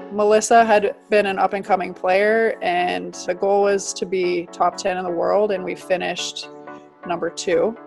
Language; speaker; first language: English; native; English